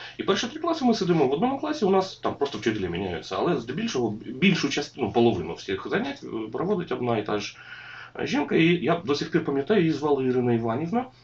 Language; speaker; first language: Ukrainian; non-native, local second language; Russian